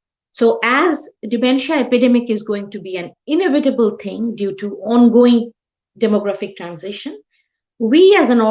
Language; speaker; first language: English; non-native, local second language; Bangla